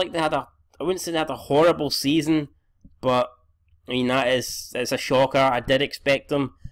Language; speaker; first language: English; native; English